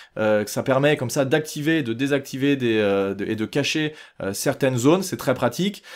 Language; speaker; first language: French; native; French